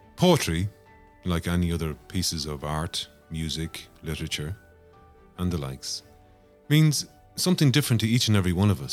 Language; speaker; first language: English; native; English